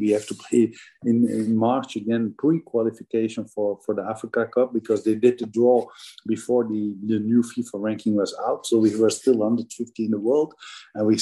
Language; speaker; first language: English; non-native, fluent; Dutch